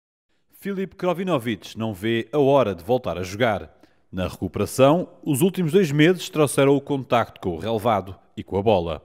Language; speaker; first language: Portuguese; native; Portuguese